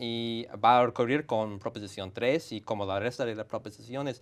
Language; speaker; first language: Spanish; non-native, fluent; English